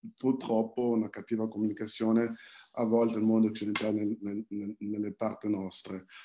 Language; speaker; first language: Italian; non-native, fluent; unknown